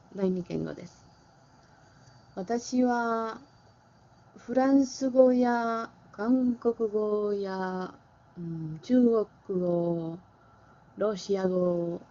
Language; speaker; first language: Japanese; non-native, learner; Spanish